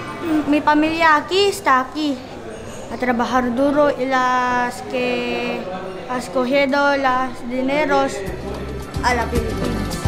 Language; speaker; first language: Spanish; non-native, learner; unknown